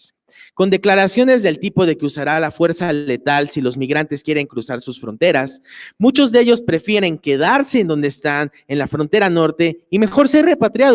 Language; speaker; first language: Spanish; native; Spanish